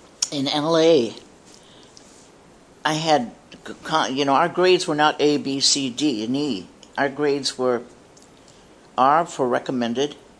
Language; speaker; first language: English; early bilingual, other home language; Spanish